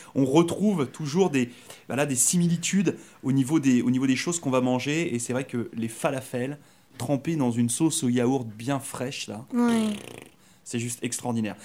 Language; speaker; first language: French; native; French